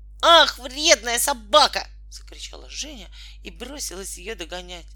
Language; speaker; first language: Russian; native; Russian